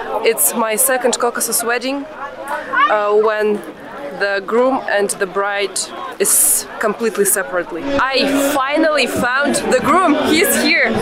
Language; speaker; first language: English; non-native, fluent; Russian